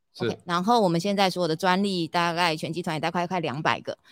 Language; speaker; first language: Chinese; native; Chinese